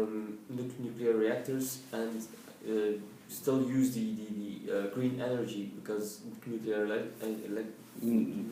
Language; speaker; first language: English; non-native, learner; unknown